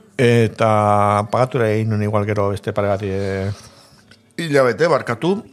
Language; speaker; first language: Basque; native; Basque